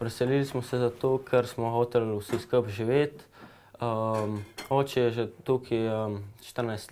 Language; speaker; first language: Slovenian; early bilingual, other home language; Bosnian